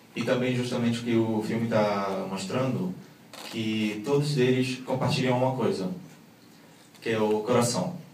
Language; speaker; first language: Portuguese; non-native, fluent; Arabic